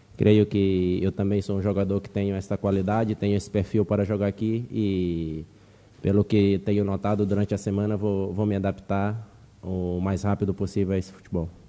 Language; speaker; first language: Portuguese; native; Portuguese